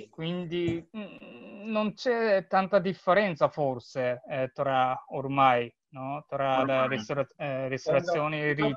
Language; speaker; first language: Italian; non-native, learner; Japanese